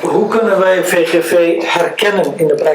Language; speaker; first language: Dutch; non-native, local second language; Somali